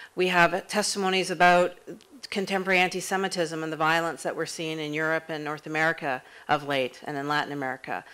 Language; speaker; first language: English; native; English